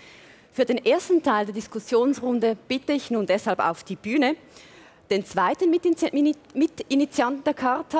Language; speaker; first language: German; native; German